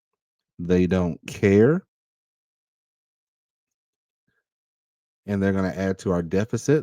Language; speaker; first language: English; native; English